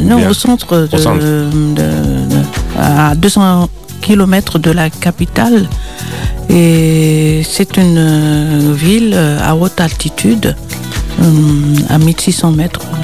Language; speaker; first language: French; non-native, local second language; Malagasy